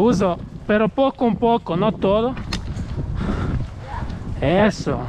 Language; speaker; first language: Spanish; non-native, learner; Croatian